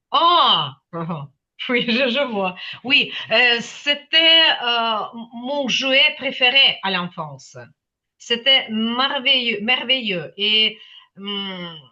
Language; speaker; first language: French; non-native, fluent; Ukrainian